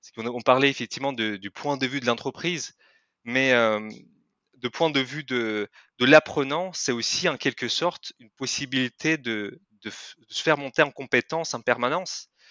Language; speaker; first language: French; non-native, fluent; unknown